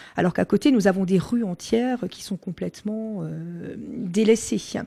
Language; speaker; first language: French; non-native, local second language; Swiss German